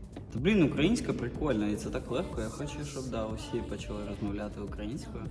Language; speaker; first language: Ukrainian; non-native, local second language; Russian